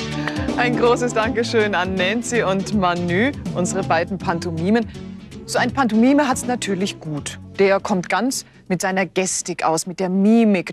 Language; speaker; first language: German; native; German